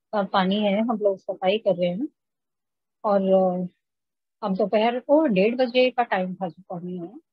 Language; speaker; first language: Hindi; native; Hindi